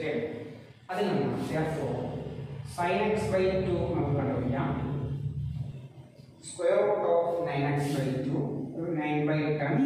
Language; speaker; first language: English; non-native, local second language; Malayalam